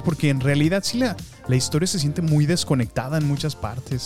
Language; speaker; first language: Spanish; native; Spanish